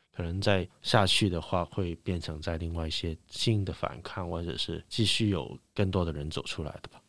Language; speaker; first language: Chinese; non-native, local second language; Cantonese